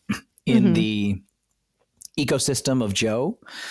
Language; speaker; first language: English; native; English